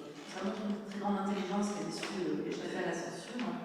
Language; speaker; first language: French; native; French